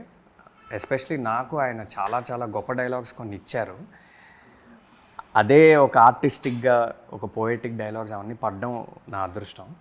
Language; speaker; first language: Telugu; native; Telugu